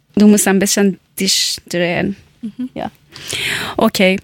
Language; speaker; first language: German; non-native, learner; Persian